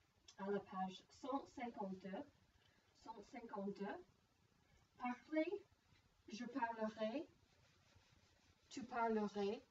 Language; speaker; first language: French; non-native, fluent; English